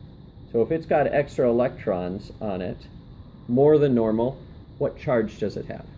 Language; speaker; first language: English; native; English